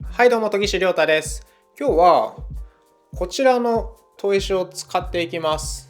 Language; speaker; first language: Japanese; native; Japanese